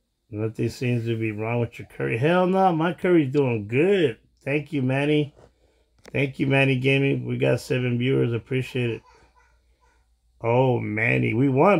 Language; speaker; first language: English; early bilingual, other home language; Spanish